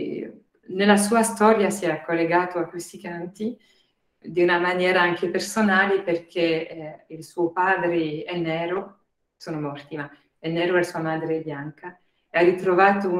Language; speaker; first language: Italian; non-native, fluent; French